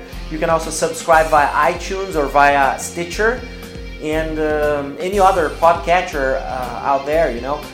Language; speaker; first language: English; non-native, fluent; Portuguese